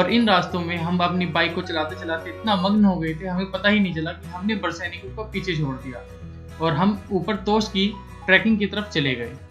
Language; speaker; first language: Hindi; native; Hindi